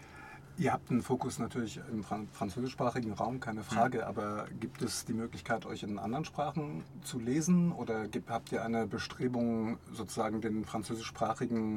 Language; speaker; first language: German; native; German